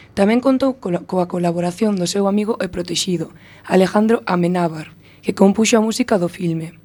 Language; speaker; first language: Galician; non-native, local second language; Spanish